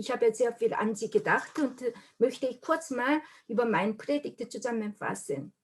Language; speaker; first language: German; non-native, learner; Korean